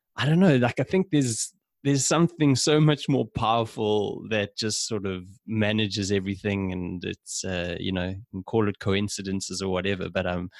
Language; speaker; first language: English; native; English